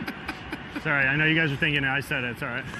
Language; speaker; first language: English; native; English